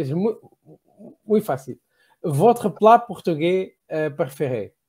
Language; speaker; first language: French; non-native, learner; Portuguese